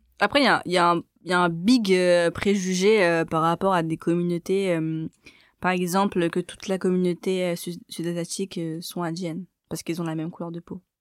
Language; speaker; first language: French; native; French